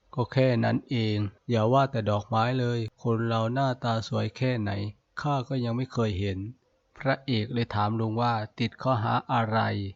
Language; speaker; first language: Thai; native; Thai